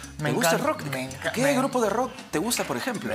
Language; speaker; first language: Spanish; native; Spanish